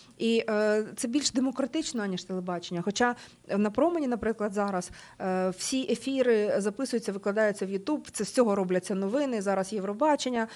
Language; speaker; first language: Ukrainian; native; Ukrainian